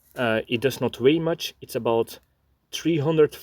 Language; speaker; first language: English; non-native, fluent; Dutch